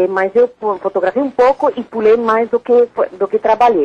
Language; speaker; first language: Portuguese; non-native, fluent; Spanish